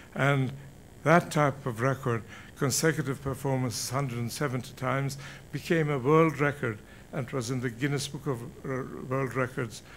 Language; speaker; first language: English; non-native, fluent; Turkish